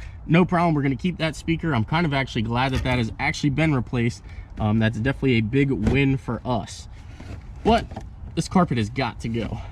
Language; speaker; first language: English; native; English